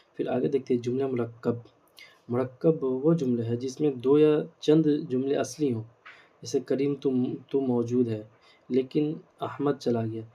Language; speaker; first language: Urdu; native; Urdu